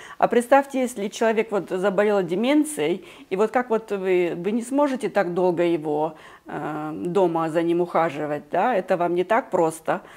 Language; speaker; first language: Russian; native; Russian